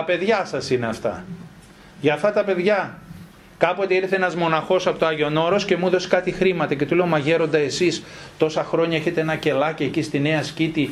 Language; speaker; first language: Greek; native; Greek